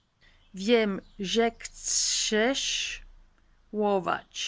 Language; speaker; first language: Polish; non-native, learner; Hungarian